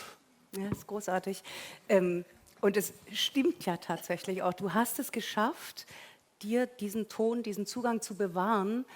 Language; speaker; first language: German; native; German